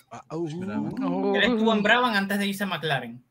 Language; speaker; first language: Spanish; native; Spanish